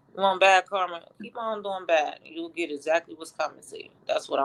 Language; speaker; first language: English; native; English